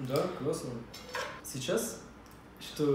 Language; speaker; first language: Russian; non-native, learner; Turkish